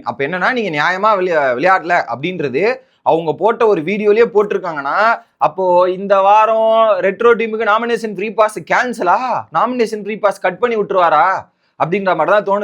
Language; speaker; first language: Tamil; native; Tamil